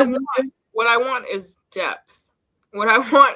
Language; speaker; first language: English; native; English